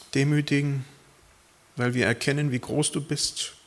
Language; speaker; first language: German; early bilingual, other home language; Spanish